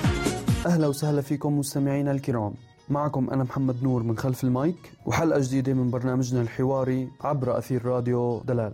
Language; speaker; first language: Arabic; native; Arabic